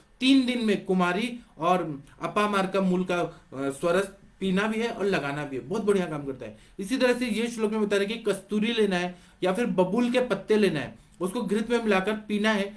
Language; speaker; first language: Hindi; non-native, local second language; Marathi